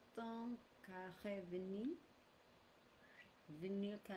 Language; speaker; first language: French; non-native, learner; English